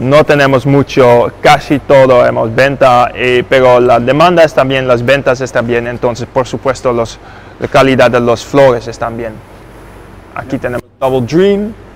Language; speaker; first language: Spanish; non-native, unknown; Dutch